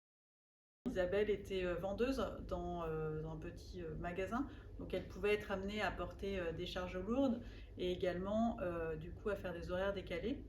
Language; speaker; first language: French; native; French